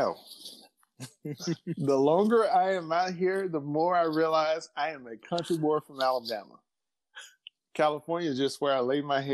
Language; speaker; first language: English; native; English